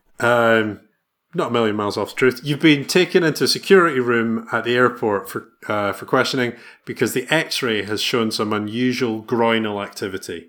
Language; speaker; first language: English; native; English